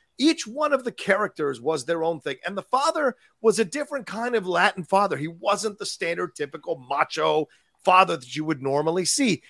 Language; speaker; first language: English; native; English